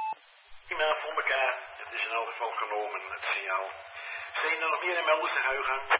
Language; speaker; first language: Dutch; native; Dutch